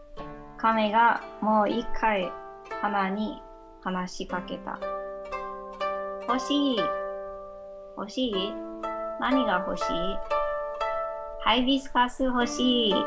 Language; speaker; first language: Japanese; non-native, learner; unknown